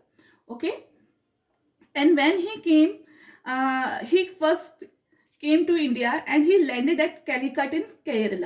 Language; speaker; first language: English; non-native, local second language; Hindi